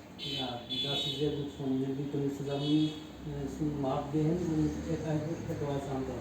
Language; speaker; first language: German; non-native, learner; Hindi